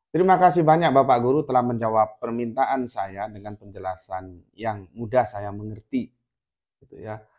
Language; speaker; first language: Indonesian; non-native, local second language; Javanese